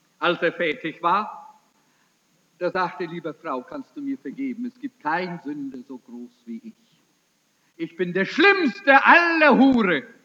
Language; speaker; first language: German; early bilingual, heritage; German